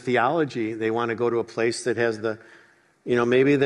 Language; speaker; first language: English; native; English